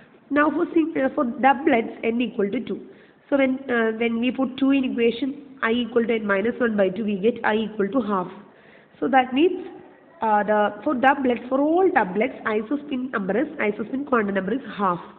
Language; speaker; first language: English; non-native, local second language; Malayalam